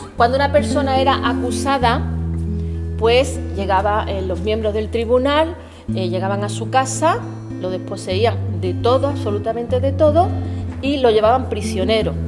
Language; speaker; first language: Spanish; native; Spanish